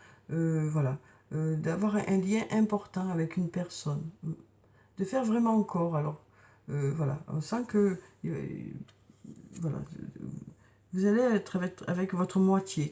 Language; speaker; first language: French; native; French